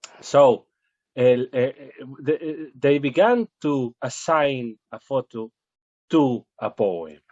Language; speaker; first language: English; non-native, learner; Spanish